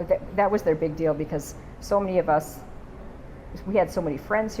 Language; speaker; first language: English; native; English